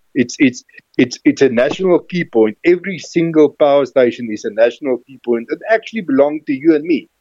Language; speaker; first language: English; non-native, local second language; Afrikaans